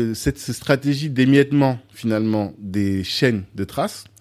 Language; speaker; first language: French; native; French